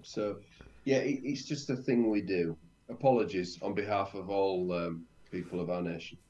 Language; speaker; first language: English; native; English